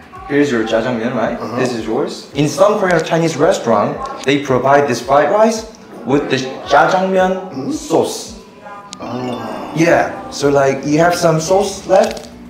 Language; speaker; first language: English; non-native, fluent; Korean